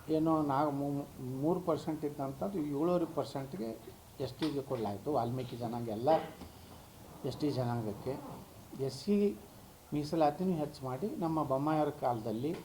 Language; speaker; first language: Kannada; native; Kannada